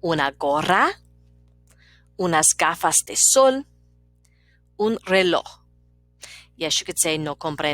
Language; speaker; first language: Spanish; non-native, fluent; English